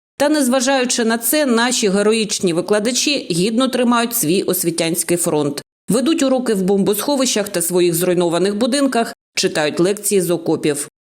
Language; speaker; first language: Ukrainian; native; Ukrainian